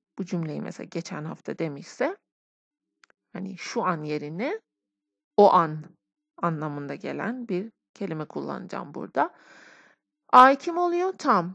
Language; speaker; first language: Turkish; non-native, fluent; Persian